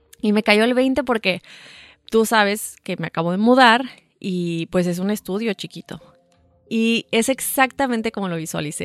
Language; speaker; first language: Spanish; native; Spanish